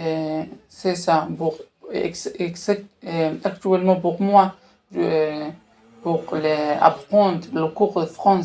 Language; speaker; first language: French; non-native, learner; Somali